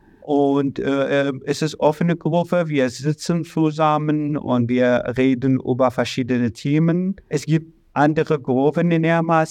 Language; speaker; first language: German; non-native, learner; Arabic